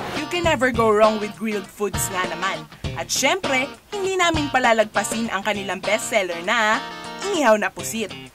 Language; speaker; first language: Filipino; native; Filipino